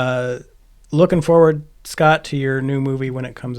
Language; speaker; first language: English; native; English